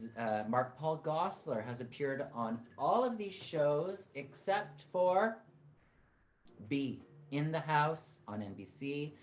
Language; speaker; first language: English; native; English